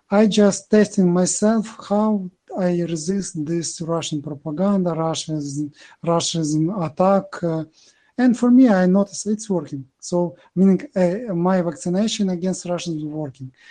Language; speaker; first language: English; non-native, learner; Ukrainian